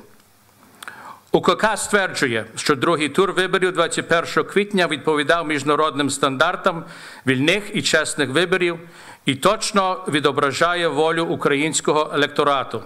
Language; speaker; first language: Ukrainian; early bilingual, heritage; Ukrainian